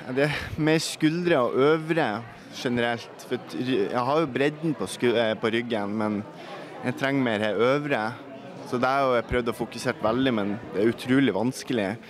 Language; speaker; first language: Norwegian; native; Norwegian